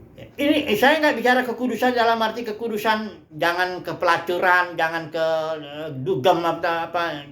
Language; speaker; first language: Indonesian; native; Indonesian